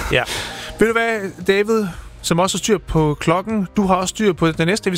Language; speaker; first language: Danish; native; Danish